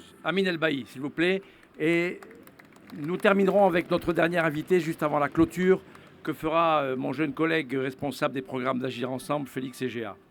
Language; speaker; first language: French; native; French